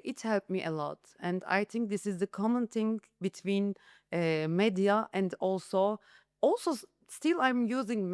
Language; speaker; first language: English; non-native, learner; Turkish